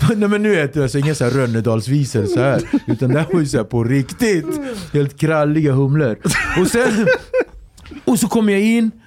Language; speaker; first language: Swedish; early bilingual, other home language; Kabuverdianu